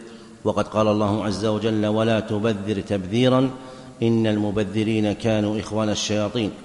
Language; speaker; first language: Arabic; native; Arabic